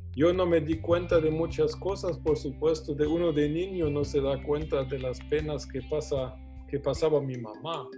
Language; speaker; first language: Spanish; non-native, fluent; German